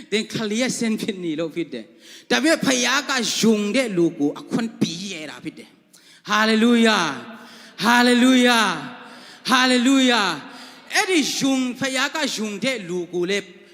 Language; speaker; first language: Burmese; non-native, local second language; Tedim Chin